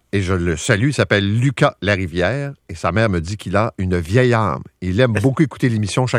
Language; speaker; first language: French; native; French